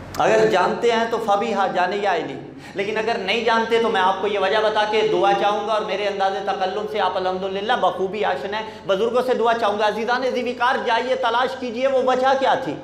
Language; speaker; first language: Urdu; non-native, local second language; Punjabi